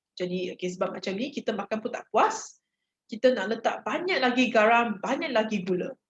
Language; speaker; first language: Malay; non-native, local second language; Chinese